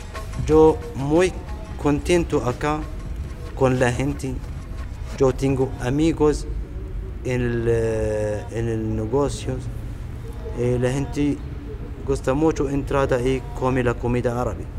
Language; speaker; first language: Spanish; non-native, learner; Arabic